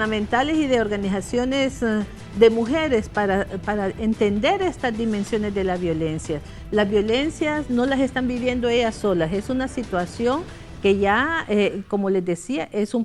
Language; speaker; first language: Spanish; native; Spanish